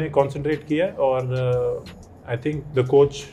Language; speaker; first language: English; non-native, local second language; Punjabi